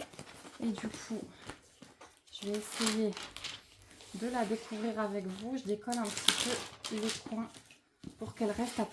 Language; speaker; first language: French; native; French